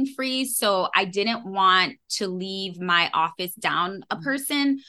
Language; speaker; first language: English; native; English